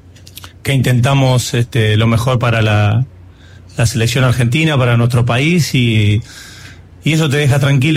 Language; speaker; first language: Spanish; native; Spanish